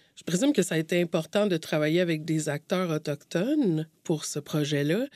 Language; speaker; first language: French; native; French